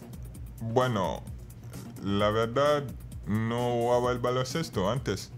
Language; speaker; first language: Spanish; non-native, fluent; Bambara